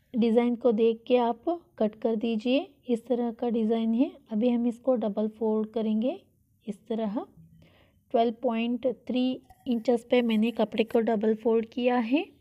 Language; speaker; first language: Hindi; non-native, local second language; Kannada